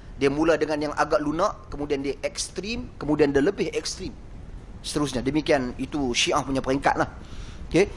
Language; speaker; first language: Malay; native; Malay